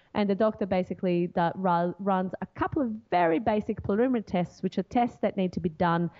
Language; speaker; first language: English; non-native, fluent; Portuguese